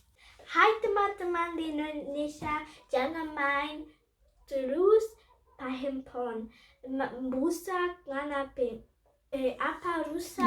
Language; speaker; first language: Indonesian; early bilingual, heritage; Indonesian